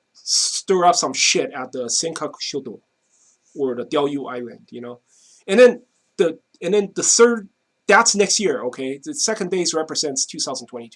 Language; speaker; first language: English; non-native, fluent; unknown